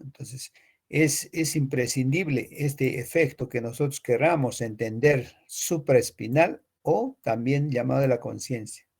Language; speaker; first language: Spanish; native; Spanish